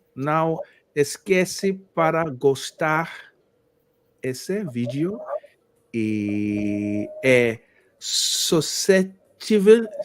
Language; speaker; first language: Portuguese; non-native, learner; English